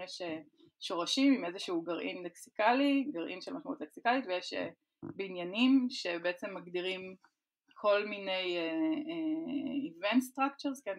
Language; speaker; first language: Hebrew; native; Hebrew